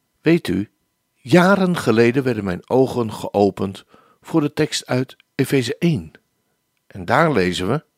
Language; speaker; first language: Dutch; native; Dutch